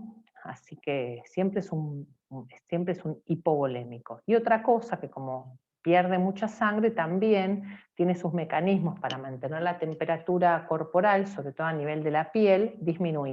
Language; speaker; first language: Spanish; native; Spanish